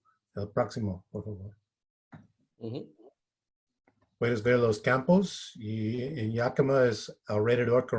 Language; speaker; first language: Spanish; non-native, fluent; English